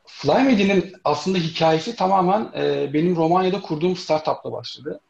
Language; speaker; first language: Turkish; native; Turkish